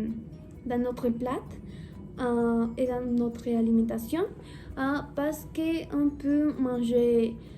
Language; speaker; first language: French; non-native, learner; Spanish